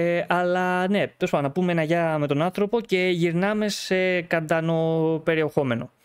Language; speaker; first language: Greek; native; Greek